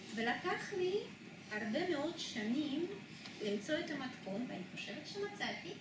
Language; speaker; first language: Hebrew; non-native, fluent; Russian